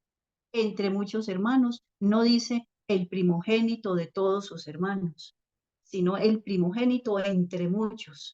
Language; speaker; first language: Spanish; native; Spanish